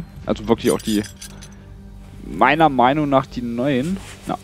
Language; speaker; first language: German; native; German